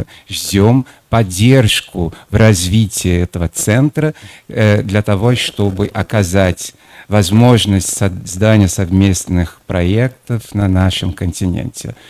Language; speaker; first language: Russian; non-native, fluent; Portuguese